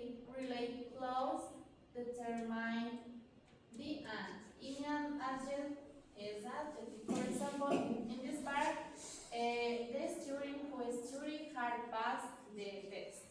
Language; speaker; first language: English; non-native, learner; Spanish